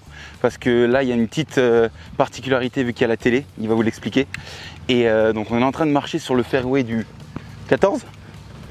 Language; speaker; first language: French; native; French